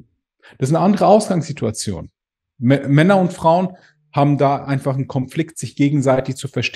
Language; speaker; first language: German; native; German